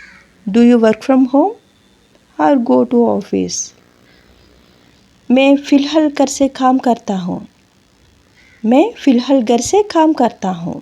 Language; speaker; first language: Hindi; non-native, local second language; Telugu